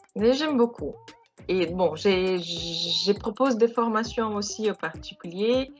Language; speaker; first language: French; non-native, fluent; Portuguese